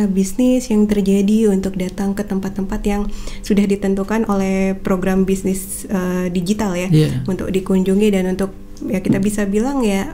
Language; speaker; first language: Indonesian; native; Indonesian